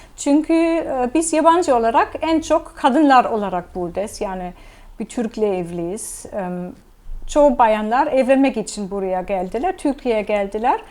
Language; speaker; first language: Turkish; non-native, fluent; German